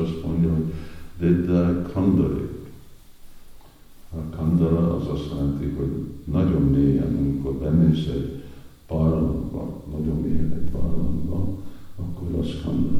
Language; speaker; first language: Hungarian; native; Hungarian